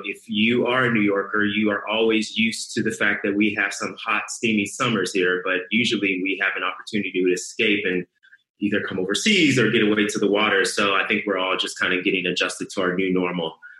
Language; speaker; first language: English; native; English